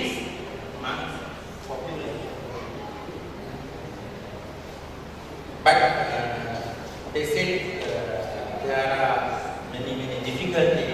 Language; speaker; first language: English; non-native, learner; Sinhala